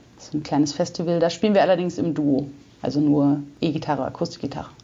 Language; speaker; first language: German; native; German